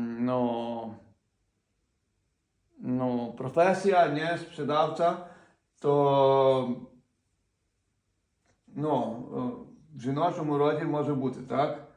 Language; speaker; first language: Polish; non-native, fluent; Ukrainian